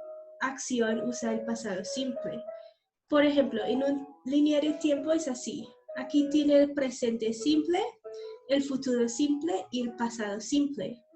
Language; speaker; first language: Spanish; non-native, fluent; English